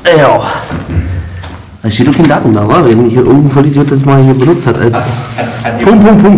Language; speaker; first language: German; native; German